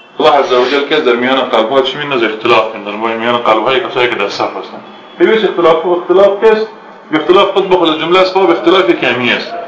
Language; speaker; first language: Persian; native; Persian